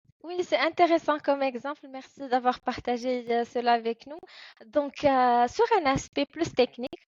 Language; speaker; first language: French; non-native, fluent; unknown